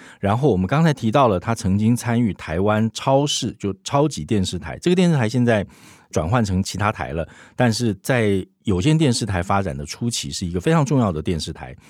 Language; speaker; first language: Chinese; native; Chinese